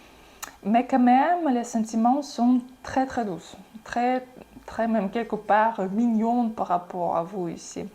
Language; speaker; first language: French; non-native, fluent; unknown